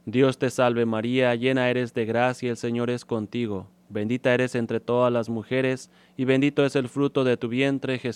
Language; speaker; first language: Spanish; native; Spanish